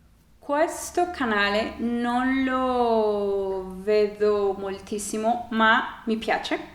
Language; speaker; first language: Italian; non-native, learner; Spanish